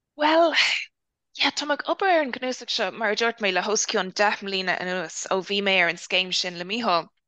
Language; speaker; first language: Irish; non-native, local second language; English